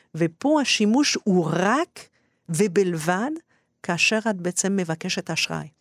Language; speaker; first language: Hebrew; non-native, fluent; English